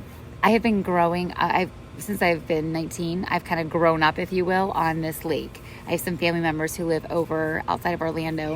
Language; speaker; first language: English; native; English